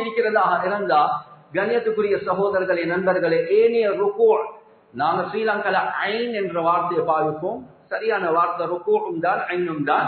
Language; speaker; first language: Tamil; native; Tamil